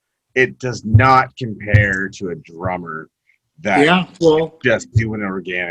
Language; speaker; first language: English; native; English